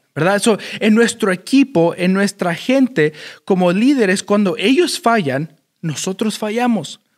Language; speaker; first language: Spanish; early bilingual, heritage; Spanish